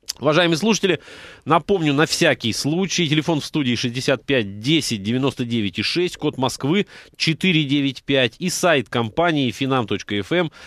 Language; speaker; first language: Russian; native; Russian